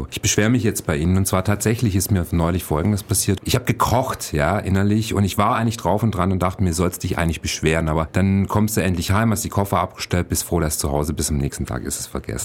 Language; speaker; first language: German; native; German